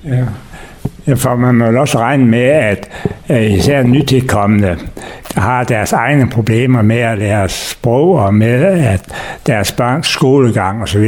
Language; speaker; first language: Danish; native; Danish